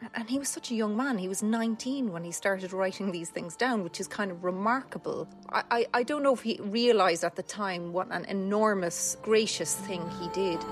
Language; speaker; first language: English; native; English